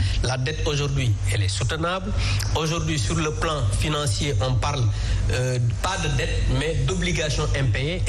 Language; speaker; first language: French; non-native, local second language; Wolof